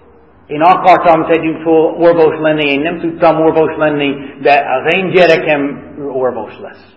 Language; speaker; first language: Hungarian; non-native, fluent; English